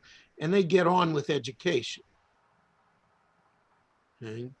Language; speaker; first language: English; native; English